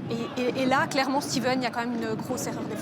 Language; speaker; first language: French; native; French